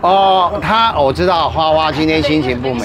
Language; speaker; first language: Chinese; native; Chinese